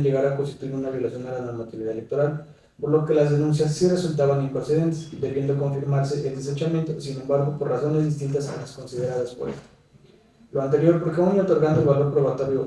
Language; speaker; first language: Spanish; native; Spanish